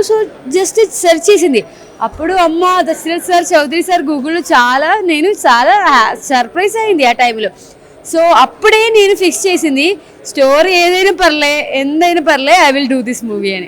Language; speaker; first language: Telugu; non-native, learner; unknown